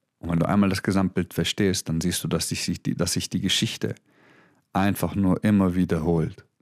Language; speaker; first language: German; early bilingual, other home language; Croatian